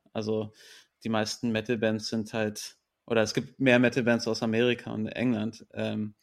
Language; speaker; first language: German; native; German